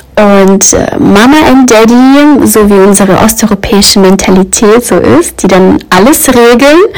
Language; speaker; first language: German; early bilingual, other home language; Russian